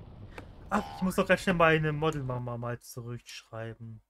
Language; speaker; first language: German; native; German